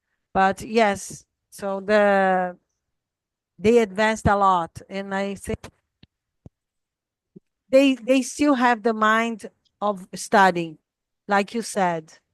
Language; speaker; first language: English; non-native, fluent; Portuguese